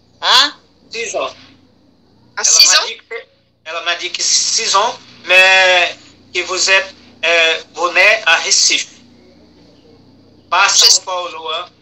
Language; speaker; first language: French; non-native, learner; Portuguese